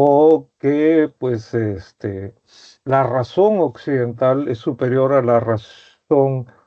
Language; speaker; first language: Spanish; native; Spanish